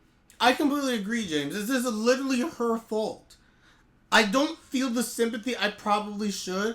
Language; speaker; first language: English; native; English